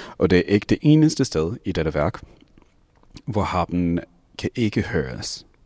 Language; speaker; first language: Danish; non-native, fluent; English